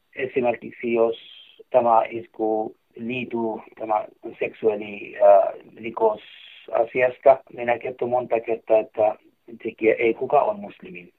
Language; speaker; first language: Finnish; non-native, learner; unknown